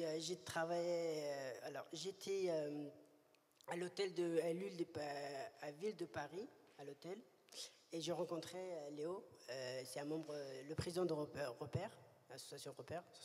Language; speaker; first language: French; early bilingual, other home language; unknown